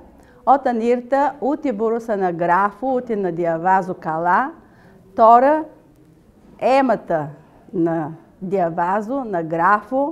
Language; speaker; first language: Greek; non-native, learner; Bulgarian